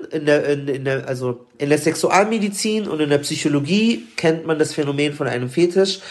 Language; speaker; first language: German; early bilingual, other home language; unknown